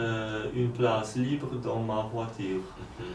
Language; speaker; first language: French; non-native, learner; Polish